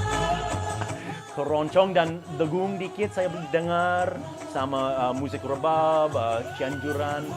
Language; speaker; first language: Indonesian; non-native, fluent; English